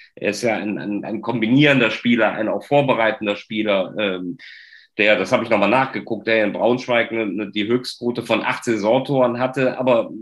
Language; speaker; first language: German; native; German